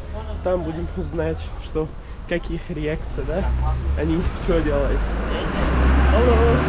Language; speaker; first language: Russian; non-native, learner; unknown